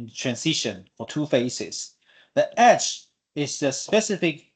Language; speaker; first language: English; non-native, fluent; Chinese